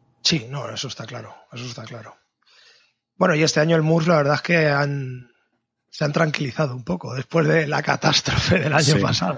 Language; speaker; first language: Spanish; native; Spanish